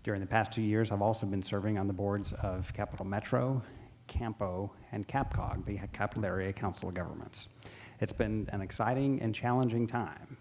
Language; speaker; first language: English; native; English